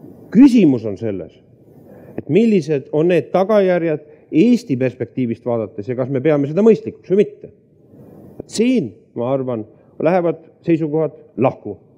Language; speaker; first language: Estonian; native; Estonian